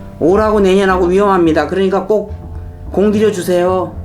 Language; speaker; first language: Korean; native; Korean